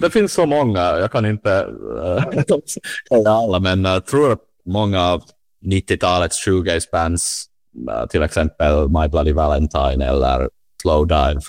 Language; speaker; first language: Swedish; non-native, learner; Finnish